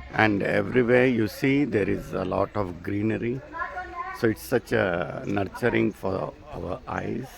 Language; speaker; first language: English; non-native, local second language; Telugu